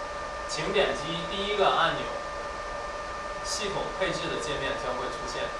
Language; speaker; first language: Chinese; native; Chinese